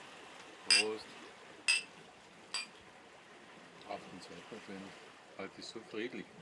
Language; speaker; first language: German; native; German